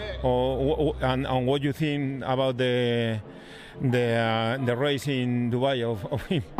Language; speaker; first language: English; non-native, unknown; Spanish